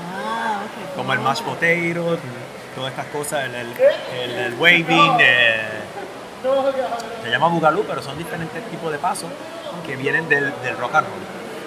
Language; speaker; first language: Spanish; native; Spanish